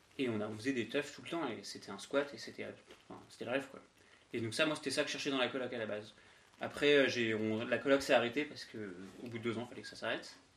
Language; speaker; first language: French; native; French